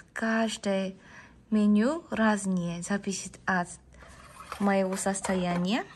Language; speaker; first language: Russian; non-native, learner; Korean